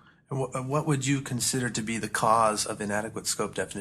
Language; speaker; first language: English; native; English